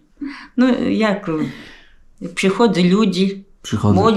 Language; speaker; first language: Polish; early bilingual, heritage; Polish